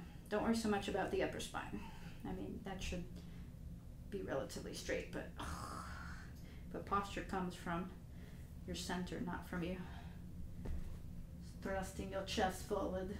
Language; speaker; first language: English; native; English